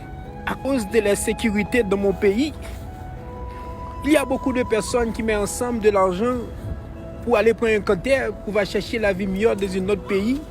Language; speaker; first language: French; non-native, local second language; Haitian Creole